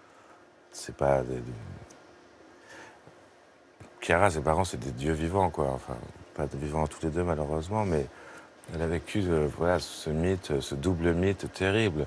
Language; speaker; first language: French; native; French